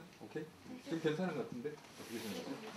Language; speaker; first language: Korean; native; Korean